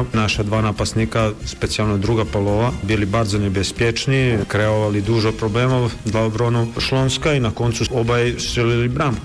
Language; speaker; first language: Polish; non-native, learner; Croatian